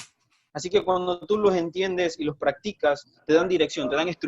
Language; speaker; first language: Spanish; native; Spanish